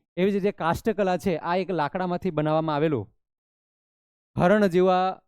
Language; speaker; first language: Gujarati; non-native, local second language; Rathawi